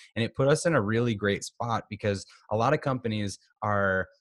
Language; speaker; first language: English; native; English